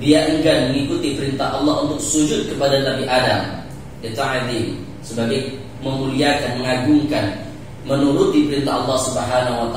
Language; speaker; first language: Indonesian; native; Indonesian